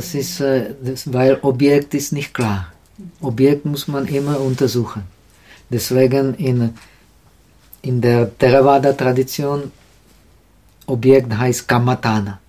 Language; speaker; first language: German; non-native, learner; Czech